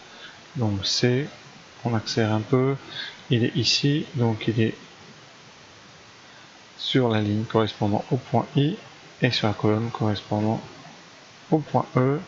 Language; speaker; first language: French; native; French